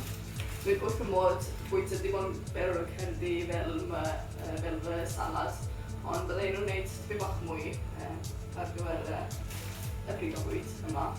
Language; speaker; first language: Welsh; non-native, learner; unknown